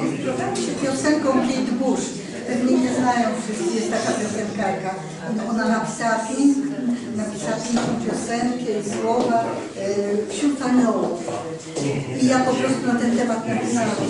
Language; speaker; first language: Polish; native; Polish